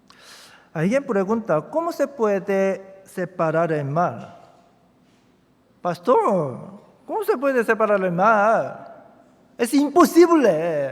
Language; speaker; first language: Spanish; non-native, fluent; Korean